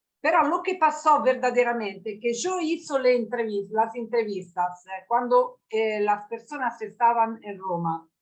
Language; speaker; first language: Spanish; non-native, learner; Italian